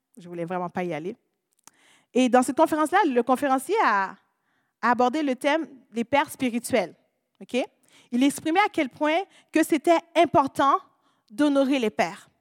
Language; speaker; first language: French; non-native, local second language; Haitian Creole